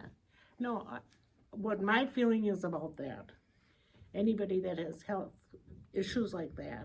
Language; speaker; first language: English; native; English